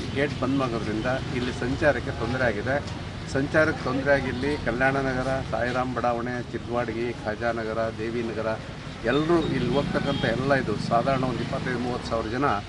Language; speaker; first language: Kannada; native; Kannada